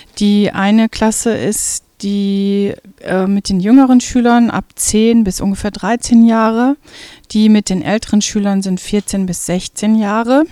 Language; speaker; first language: German; native; German